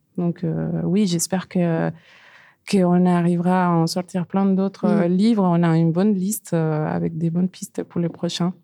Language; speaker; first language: French; non-native, fluent; Spanish